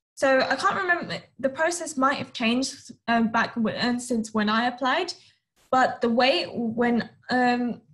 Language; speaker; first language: English; native; English